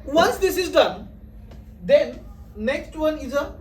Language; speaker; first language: Hindi; non-native, local second language; Marathi